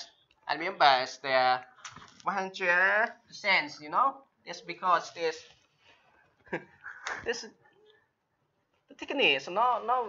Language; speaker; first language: English; non-native, learner; Chinese